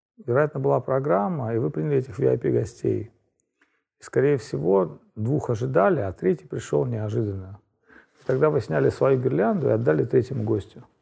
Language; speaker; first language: Russian; native; Russian